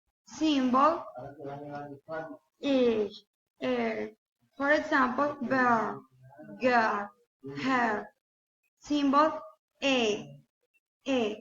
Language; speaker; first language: English; non-native, learner; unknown